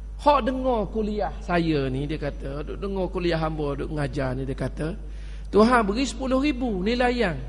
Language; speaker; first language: Malay; native; Malay